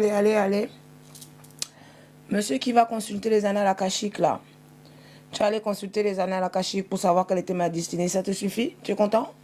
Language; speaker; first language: French; native; French